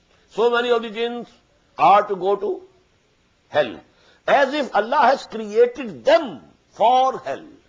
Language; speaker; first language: English; non-native, local second language; Punjabi